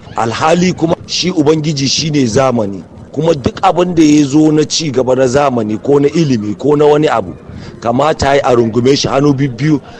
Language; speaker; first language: Hausa; native; Hausa